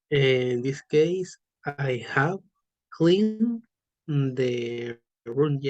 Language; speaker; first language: English; non-native, learner; Spanish